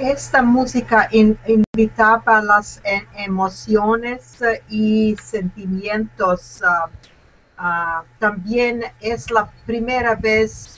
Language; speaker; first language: Spanish; non-native, learner; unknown